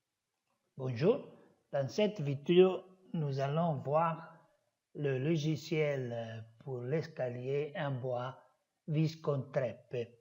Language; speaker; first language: French; non-native, learner; Italian